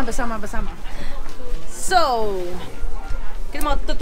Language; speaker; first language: Indonesian; early bilingual, heritage; German